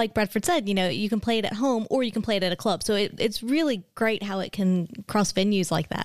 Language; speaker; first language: English; native; English